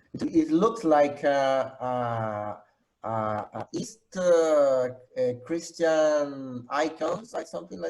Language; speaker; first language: English; non-native, fluent; Spanish